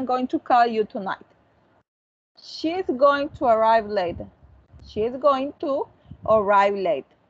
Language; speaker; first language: English; non-native, fluent; Spanish